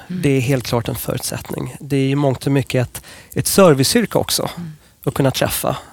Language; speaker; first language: Swedish; non-native, fluent; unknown